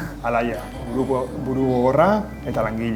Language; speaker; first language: Basque; native; Basque